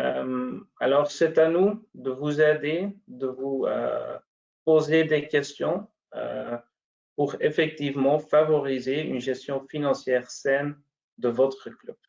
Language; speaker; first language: French; non-native, local second language; Dutch